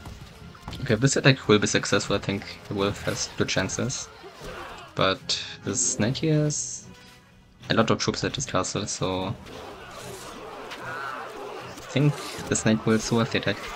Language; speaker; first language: English; non-native, fluent; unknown